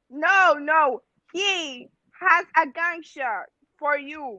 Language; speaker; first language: English; non-native, local second language; Spanish